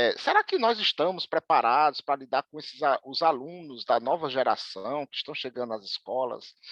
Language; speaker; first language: Portuguese; native; Portuguese